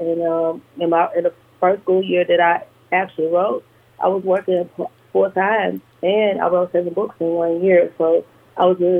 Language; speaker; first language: English; native; English